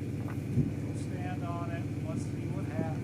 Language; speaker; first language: English; native; English